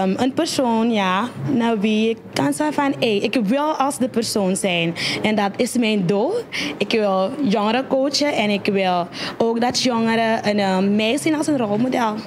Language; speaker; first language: Dutch; native; Dutch